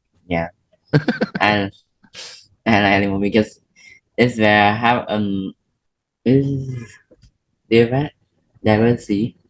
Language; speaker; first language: English; non-native, learner; Vietnamese